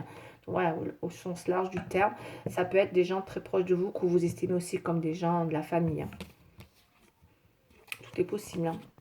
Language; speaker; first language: French; native; French